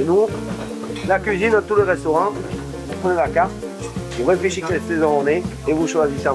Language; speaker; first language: French; native; French